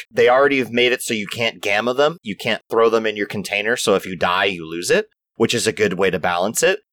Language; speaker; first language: English; native; English